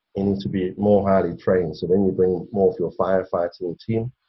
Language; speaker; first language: English; native; English